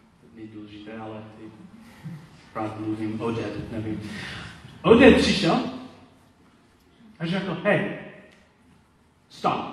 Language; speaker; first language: Czech; non-native, learner; Polish